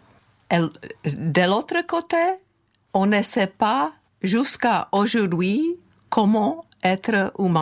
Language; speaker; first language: French; non-native, fluent; Czech